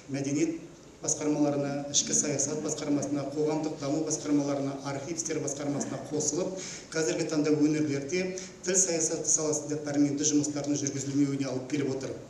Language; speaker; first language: Kazakh; native; Kazakh